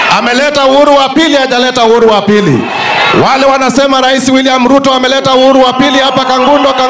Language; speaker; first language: Swahili; non-native, local second language; Kamba